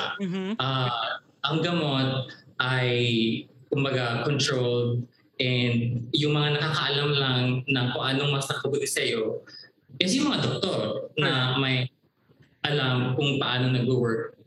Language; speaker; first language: English; non-native, local second language; Cebuano